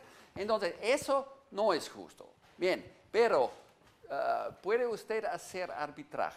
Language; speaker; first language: Spanish; non-native, fluent; German